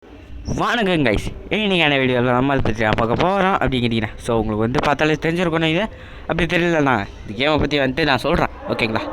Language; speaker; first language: Tamil; native; Tamil